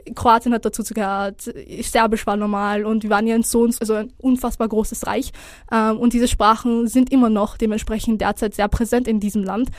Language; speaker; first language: German; early bilingual, other home language; Somali